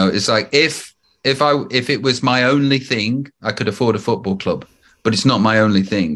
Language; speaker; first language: English; native; English